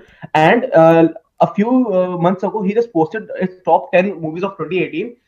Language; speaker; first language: English; non-native, local second language; Hindi